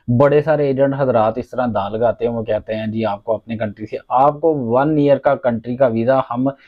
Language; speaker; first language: Urdu; non-native, local second language; Punjabi